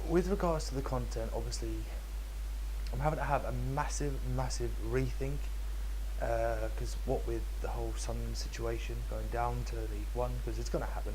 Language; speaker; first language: English; native; English